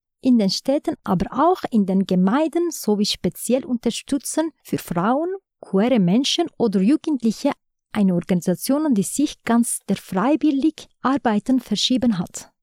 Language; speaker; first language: German; non-native, learner; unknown